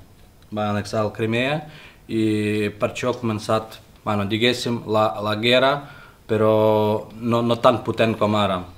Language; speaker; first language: Catalan; non-native, learner; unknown